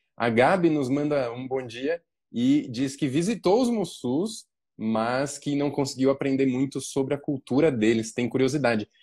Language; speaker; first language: Portuguese; native; Portuguese